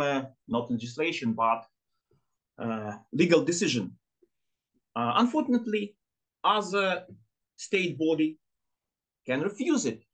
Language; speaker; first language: English; non-native, learner; Ukrainian